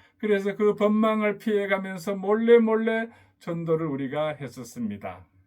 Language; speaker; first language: Korean; native; Korean